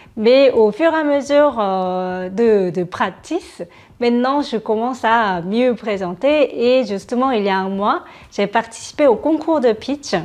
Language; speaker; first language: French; non-native, fluent; Korean